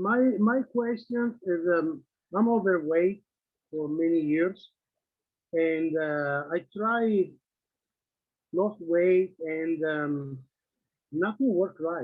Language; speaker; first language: English; non-native, learner; Italian